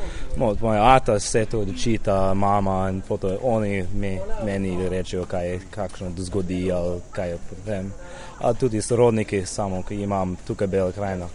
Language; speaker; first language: Slovenian; early bilingual, heritage; Slovenian